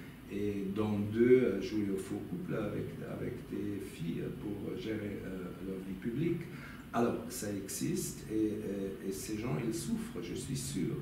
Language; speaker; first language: French; non-native, local second language; German